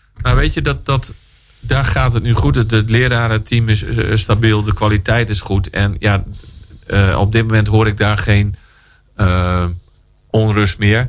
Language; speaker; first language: Dutch; native; Dutch